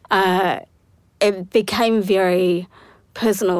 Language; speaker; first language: English; native; English